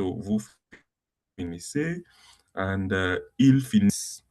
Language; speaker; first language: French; non-native, learner; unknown